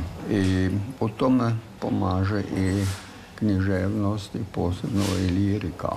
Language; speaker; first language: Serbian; non-native, fluent; German